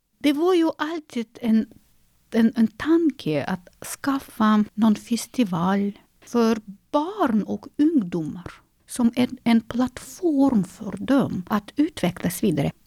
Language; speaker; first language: Swedish; non-native, fluent; Russian